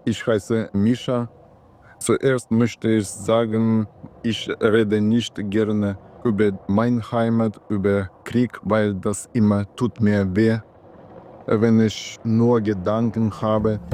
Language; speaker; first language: German; non-native, learner; Russian